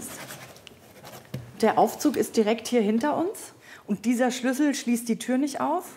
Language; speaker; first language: German; native; German